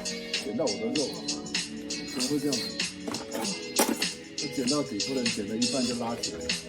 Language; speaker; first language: Chinese; native; Chinese